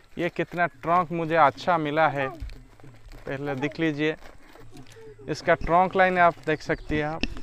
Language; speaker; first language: Hindi; non-native, local second language; Odia